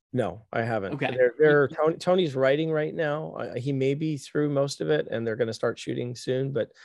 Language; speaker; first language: English; native; English